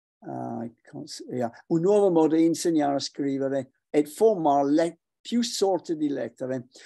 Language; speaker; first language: Italian; non-native, fluent; English